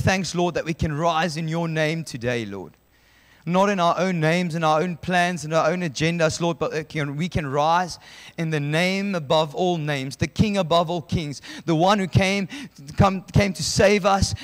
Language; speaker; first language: English; non-native, local second language; Afrikaans